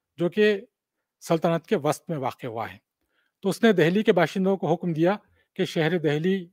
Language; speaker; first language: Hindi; non-native, local second language; Urdu